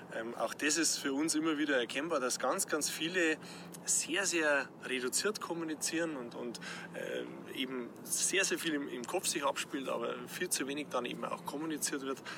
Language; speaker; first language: German; native; German